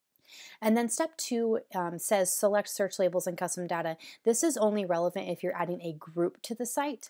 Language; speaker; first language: English; native; English